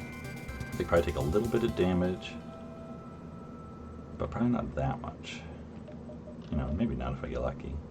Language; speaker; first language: English; native; English